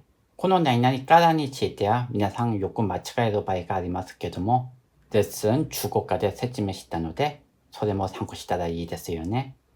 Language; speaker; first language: Japanese; non-native, fluent; Korean